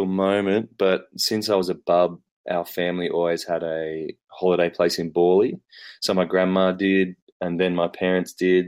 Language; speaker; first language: English; native; English